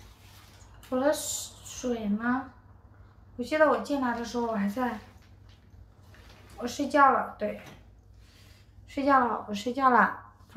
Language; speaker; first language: Chinese; native; Chinese